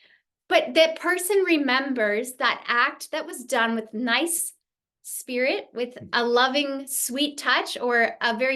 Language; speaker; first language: English; native; English